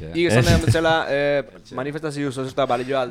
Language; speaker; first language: Basque; native; Basque